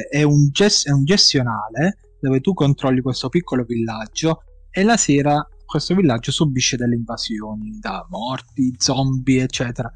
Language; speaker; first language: Italian; native; Italian